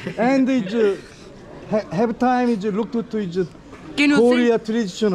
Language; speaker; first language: English; non-native, learner; Korean